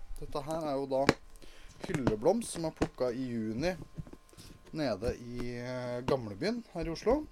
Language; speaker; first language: Norwegian; native; Norwegian